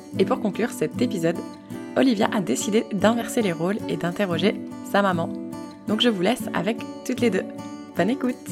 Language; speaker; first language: French; native; French